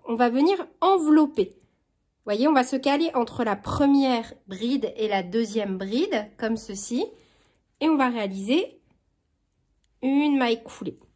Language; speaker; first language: French; native; French